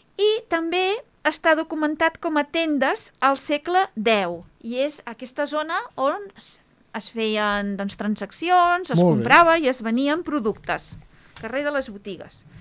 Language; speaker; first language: Catalan; native; Catalan